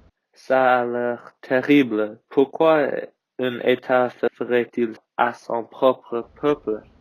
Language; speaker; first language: French; non-native, learner; English